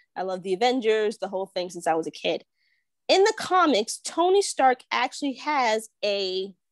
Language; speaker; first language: English; native; English